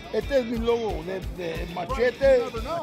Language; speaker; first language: Spanish; early bilingual, heritage; English